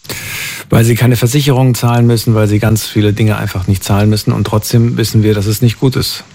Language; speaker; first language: German; native; German